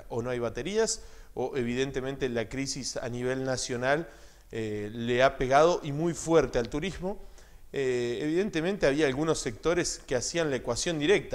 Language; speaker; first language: Spanish; native; Spanish